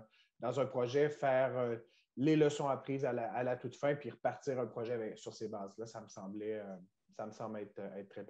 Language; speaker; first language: French; native; French